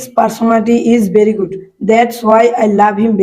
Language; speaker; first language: English; non-native, learner; Bangla